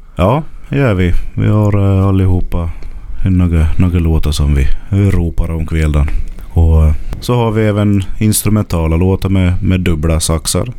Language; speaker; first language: Swedish; native; Swedish